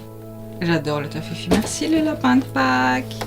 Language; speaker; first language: French; native; French